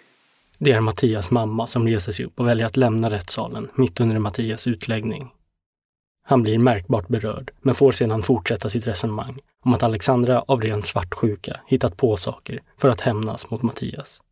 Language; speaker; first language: Swedish; native; Swedish